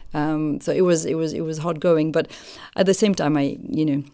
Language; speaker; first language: English; non-native, fluent; French